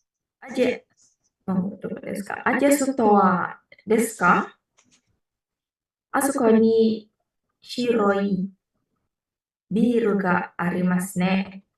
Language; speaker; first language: Japanese; non-native, learner; Indonesian